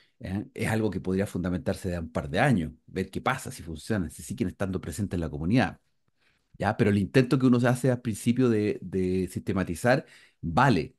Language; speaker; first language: Spanish; native; Spanish